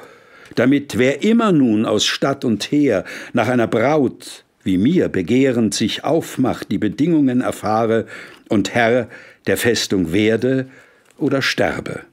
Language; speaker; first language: German; native; German